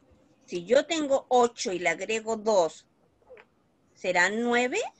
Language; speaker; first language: Spanish; native; Spanish